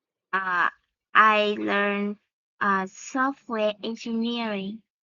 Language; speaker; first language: English; non-native, learner; Vietnamese